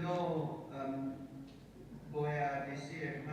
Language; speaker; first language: Spanish; non-native, learner; English